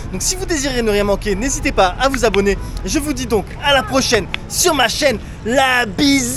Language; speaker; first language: French; native; French